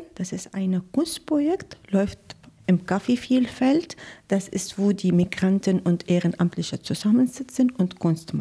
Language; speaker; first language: German; non-native, learner; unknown